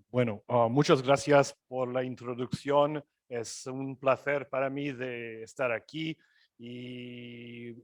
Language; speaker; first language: Spanish; non-native, learner; English